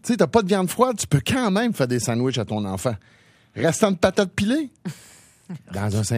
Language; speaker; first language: French; native; French